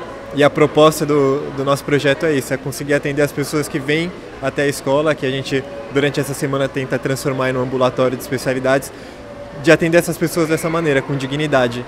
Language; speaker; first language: Portuguese; native; Portuguese